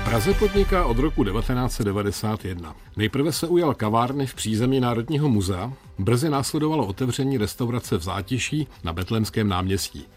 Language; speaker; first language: Czech; non-native, fluent; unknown